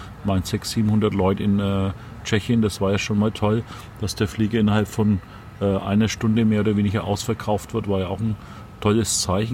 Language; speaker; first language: German; native; German